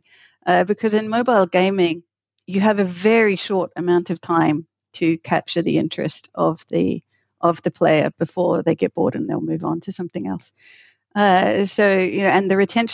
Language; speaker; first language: English; native; English